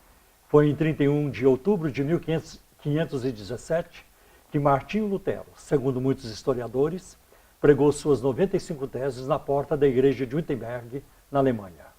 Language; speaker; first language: Portuguese; native; Portuguese